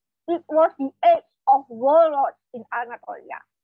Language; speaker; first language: English; non-native, fluent; Indonesian